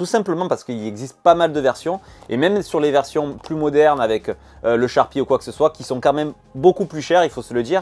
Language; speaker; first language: French; native; French